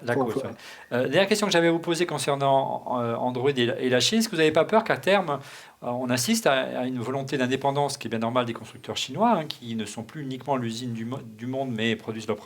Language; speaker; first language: French; native; French